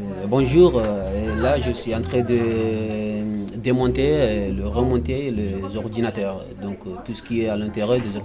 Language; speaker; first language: French; non-native, learner; Comorian